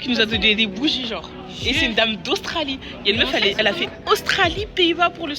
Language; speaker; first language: French; native; French